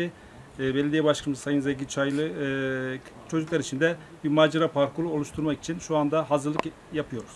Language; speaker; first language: Turkish; native; Turkish